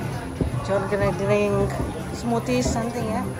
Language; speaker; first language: English; non-native, learner; Indonesian